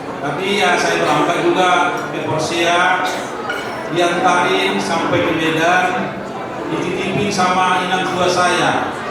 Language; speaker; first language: Indonesian; non-native, local second language; Batak Toba